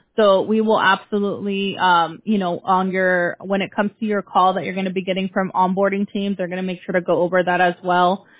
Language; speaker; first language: English; early bilingual, other home language; Spanish